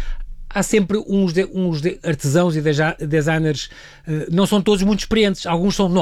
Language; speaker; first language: Portuguese; native; Portuguese